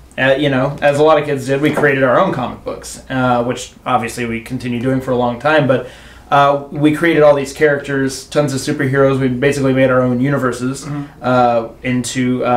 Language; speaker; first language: English; native; English